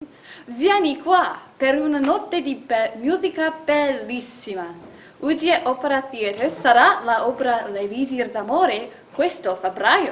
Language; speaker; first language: Italian; non-native, learner; English